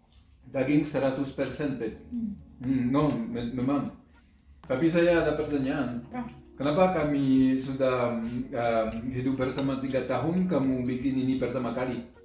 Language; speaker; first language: Indonesian; non-native, fluent; French